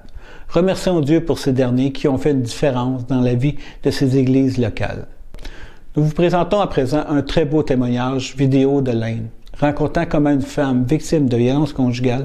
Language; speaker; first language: French; native; French